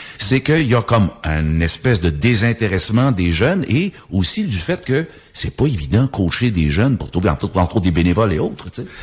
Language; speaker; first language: French; native; French